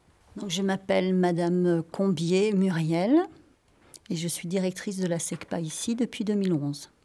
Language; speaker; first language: French; native; French